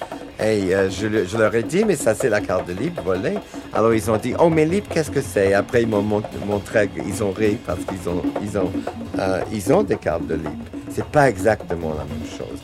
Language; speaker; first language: French; non-native, fluent; English